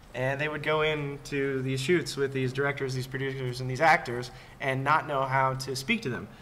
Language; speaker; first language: English; native; English